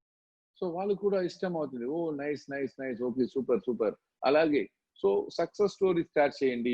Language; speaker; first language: Telugu; non-native, local second language; Tamil